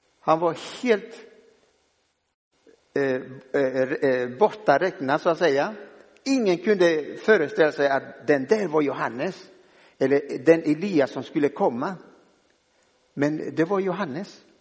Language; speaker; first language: Swedish; non-native, fluent; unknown